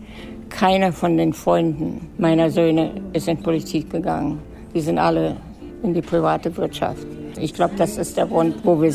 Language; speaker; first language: German; native; German